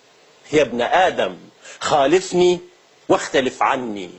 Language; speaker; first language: Arabic; native; Arabic